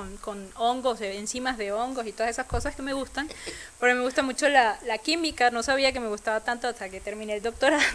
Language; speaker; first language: Spanish; native; Spanish